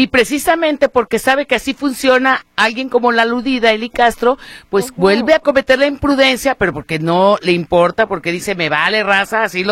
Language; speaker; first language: Spanish; native; Spanish